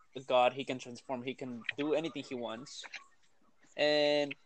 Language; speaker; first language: English; early bilingual, other home language; Spanish